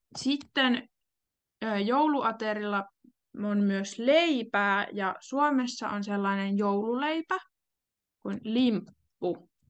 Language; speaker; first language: Finnish; native; Finnish